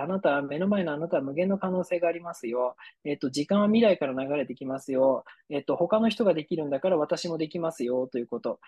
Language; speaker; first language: Japanese; native; Japanese